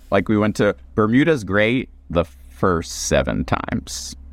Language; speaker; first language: English; native; English